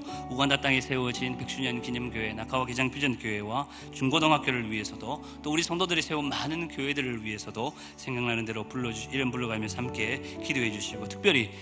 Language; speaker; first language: Korean; native; Korean